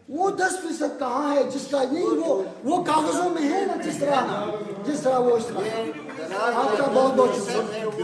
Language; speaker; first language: Urdu; non-native, local second language; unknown